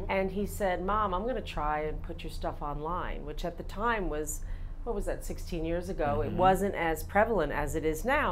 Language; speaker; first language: English; native; English